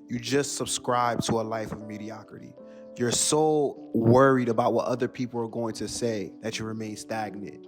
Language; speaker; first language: English; native; English